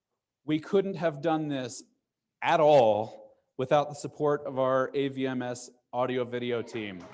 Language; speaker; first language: English; native; English